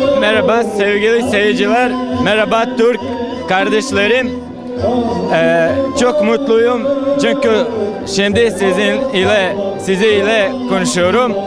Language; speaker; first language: Turkish; non-native, learner; Bosnian